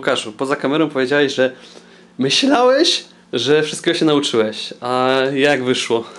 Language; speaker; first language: Polish; native; Polish